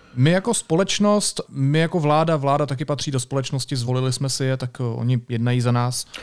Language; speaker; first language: Czech; native; Czech